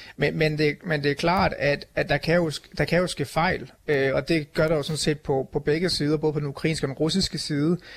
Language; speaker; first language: Danish; native; Danish